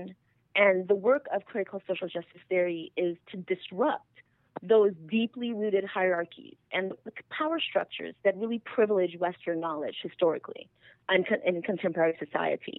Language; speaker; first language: English; native; English